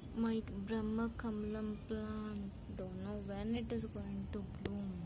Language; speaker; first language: English; non-native, local second language; Telugu